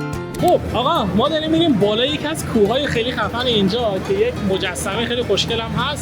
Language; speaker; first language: Persian; native; Persian